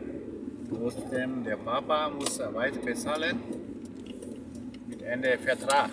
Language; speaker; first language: German; non-native, learner; Vietnamese